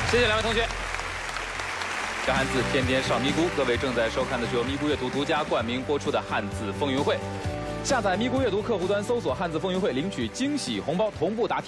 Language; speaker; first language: Chinese; native; Chinese